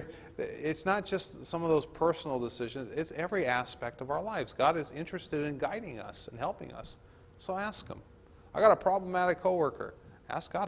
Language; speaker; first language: English; native; English